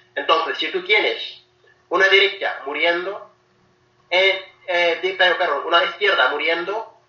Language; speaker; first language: Spanish; non-native, fluent; Wolof